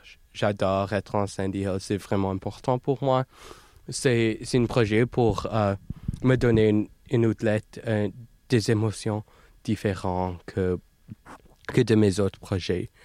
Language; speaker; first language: French; non-native, local second language; English